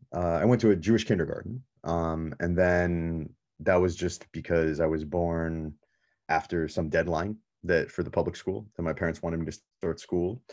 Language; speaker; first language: English; native; English